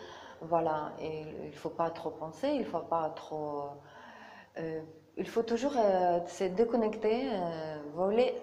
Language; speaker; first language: French; non-native, learner; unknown